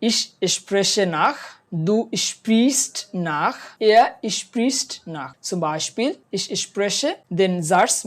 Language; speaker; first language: German; non-native, fluent; Bangla